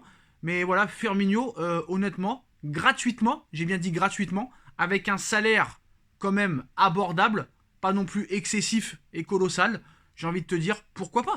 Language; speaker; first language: French; native; French